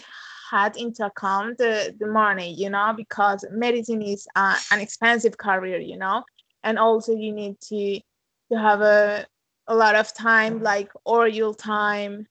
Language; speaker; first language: English; non-native, fluent; Spanish